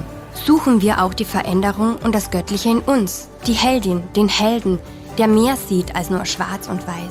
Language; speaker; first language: German; native; German